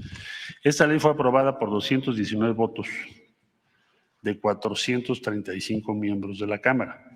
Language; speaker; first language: Spanish; native; Spanish